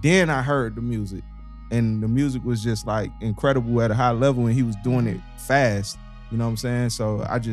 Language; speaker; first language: English; native; English